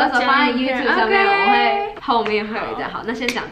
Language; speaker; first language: Chinese; early bilingual, heritage; Chinese